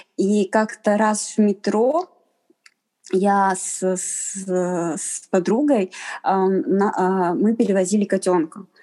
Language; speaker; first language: Russian; non-native, fluent; Chinese